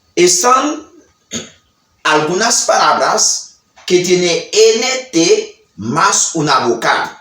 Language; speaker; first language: Spanish; non-native, learner; Haitian Creole